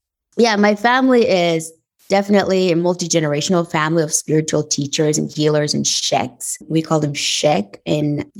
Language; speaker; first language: English; non-native, fluent; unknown